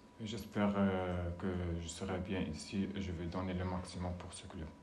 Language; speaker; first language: French; non-native, learner; Arabic